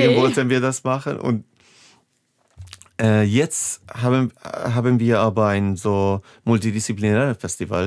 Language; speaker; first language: German; non-native, fluent; Persian